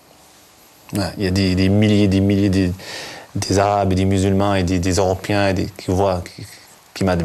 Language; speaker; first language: French; non-native, local second language; Arabic